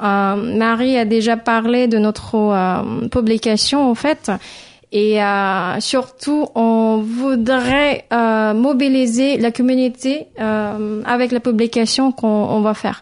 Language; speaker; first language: French; non-native, fluent; Filipino